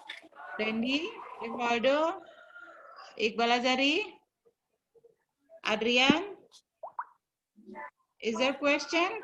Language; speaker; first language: English; non-native, fluent; Indonesian